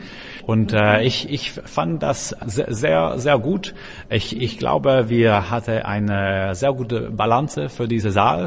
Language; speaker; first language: German; non-native, learner; Czech